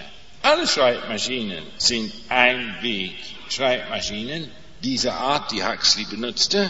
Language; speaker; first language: German; non-native, fluent; English